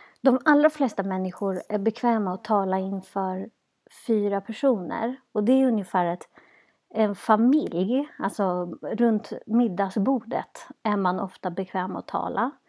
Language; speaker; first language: Swedish; native; Swedish